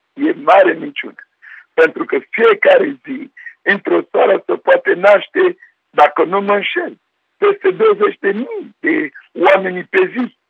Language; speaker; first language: Romanian; non-native, fluent; Sango